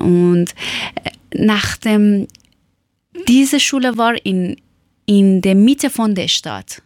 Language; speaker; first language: German; non-native, learner; Persian